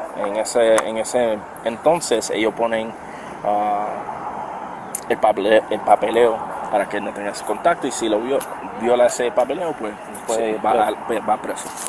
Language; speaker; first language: Spanish; early bilingual, other home language; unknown